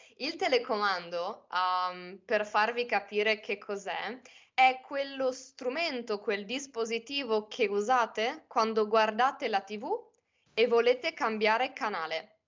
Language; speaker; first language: Italian; native; Italian